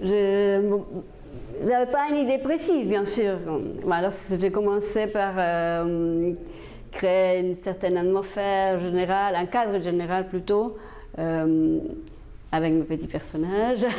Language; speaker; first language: French; non-native, fluent; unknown